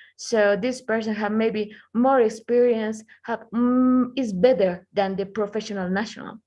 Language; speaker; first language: English; non-native, learner; Spanish